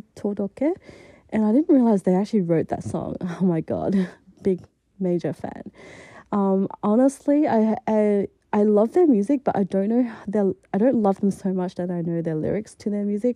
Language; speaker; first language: English; native; English